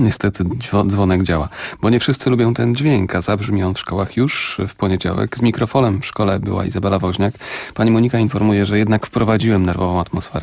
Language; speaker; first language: Polish; native; Polish